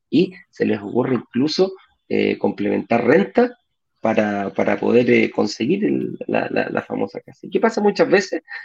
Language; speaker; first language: Spanish; native; Spanish